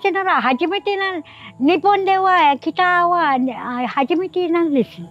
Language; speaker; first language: Japanese; non-native, learner; Filipino